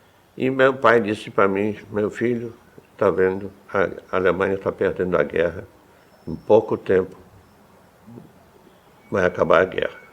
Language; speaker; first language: Portuguese; non-native, fluent; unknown